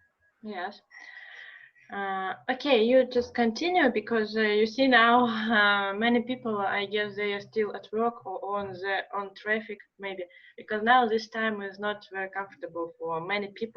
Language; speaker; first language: English; non-native, fluent; Russian